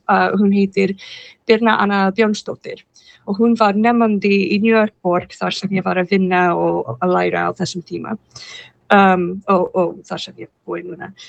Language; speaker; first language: Icelandic; non-native, fluent; English